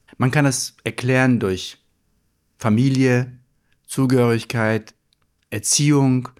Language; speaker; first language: German; early bilingual, other home language; Turkish